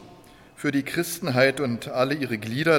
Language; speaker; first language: German; native; German